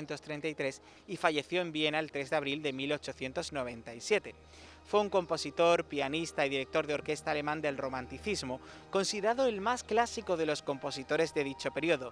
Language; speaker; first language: Spanish; native; Spanish